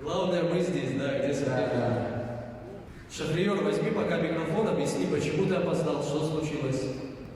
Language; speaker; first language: Russian; native; Russian